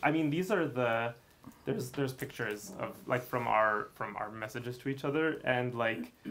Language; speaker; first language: English; early bilingual, other home language; Armenian